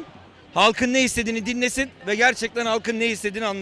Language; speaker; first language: Turkish; native; Turkish